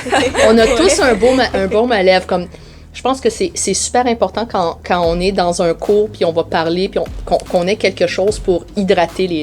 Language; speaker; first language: French; native; French